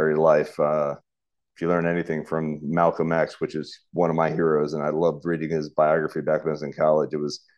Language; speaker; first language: English; native; English